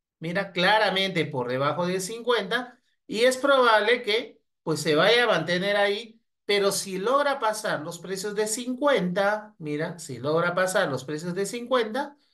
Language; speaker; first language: Spanish; native; Spanish